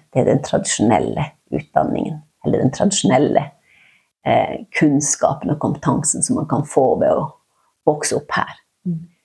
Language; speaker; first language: Norwegian; non-native, local second language; Northern Sami